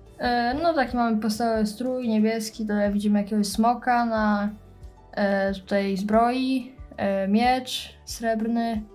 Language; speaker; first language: Polish; native; Polish